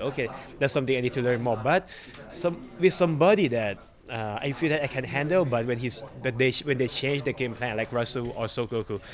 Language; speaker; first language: English; non-native, learner; Thai